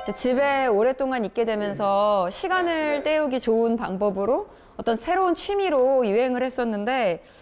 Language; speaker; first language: Korean; native; Korean